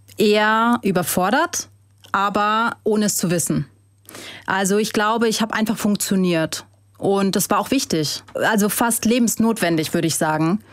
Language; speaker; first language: German; early bilingual, other home language; Vietnamese